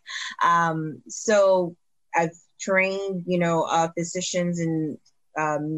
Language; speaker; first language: English; non-native, local second language; Filipino